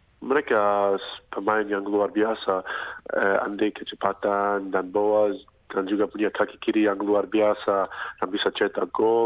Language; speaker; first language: Indonesian; non-native, fluent; English